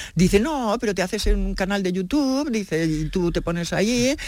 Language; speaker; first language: Spanish; native; Spanish